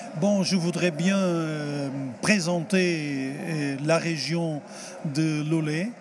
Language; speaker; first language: French; non-native, fluent; Portuguese